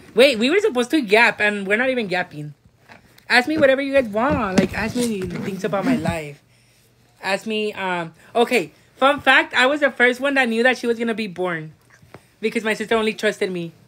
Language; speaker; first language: English; native; English